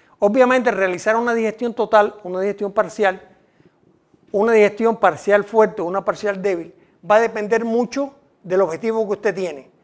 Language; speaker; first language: Spanish; native; Spanish